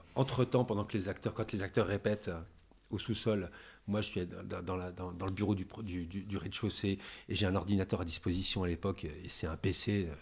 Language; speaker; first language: French; native; French